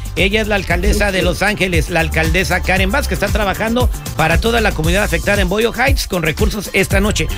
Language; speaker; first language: Spanish; native; Spanish